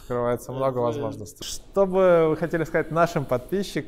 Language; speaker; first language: Russian; native; Russian